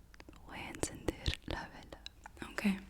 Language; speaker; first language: Spanish; non-native, learner; English